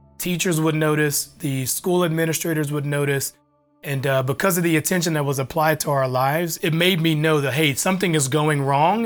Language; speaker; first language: English; native; English